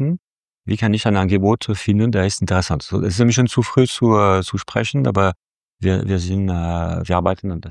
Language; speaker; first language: German; non-native, fluent; French